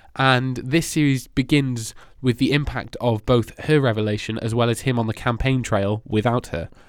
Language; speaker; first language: English; native; English